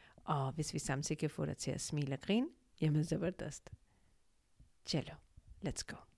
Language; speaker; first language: Danish; early bilingual, other home language; Urdu